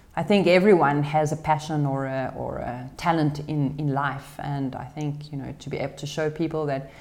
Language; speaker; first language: English; native; English